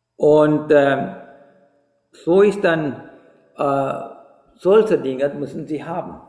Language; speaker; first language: German; non-native, fluent; Sinhala